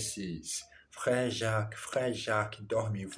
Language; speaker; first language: French; non-native, learner; Portuguese